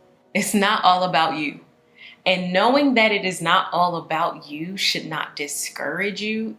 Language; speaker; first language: English; native; English